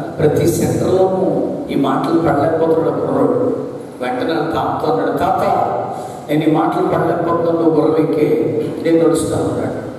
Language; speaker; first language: Telugu; non-native, local second language; Malayalam